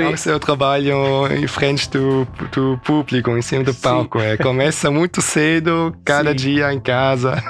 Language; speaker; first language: Portuguese; early bilingual, heritage; German